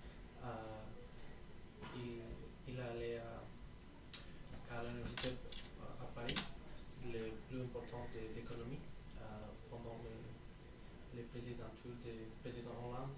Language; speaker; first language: French; non-native, learner; English